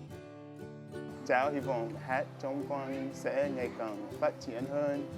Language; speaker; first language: Vietnamese; non-native, learner; English